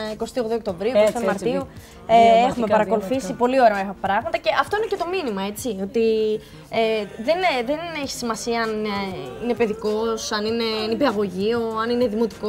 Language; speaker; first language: Greek; native; Greek